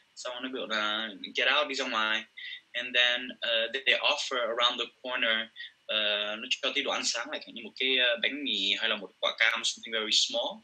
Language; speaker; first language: Vietnamese; early bilingual, heritage; Vietnamese